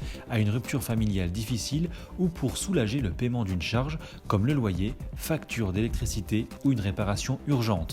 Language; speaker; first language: French; native; French